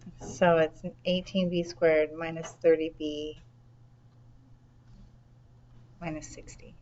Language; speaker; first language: English; native; English